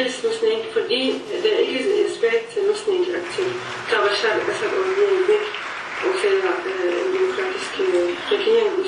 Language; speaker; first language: Danish; non-native, learner; Arabic